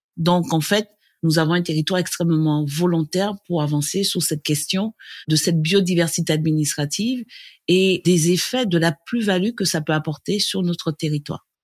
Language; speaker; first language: French; native; French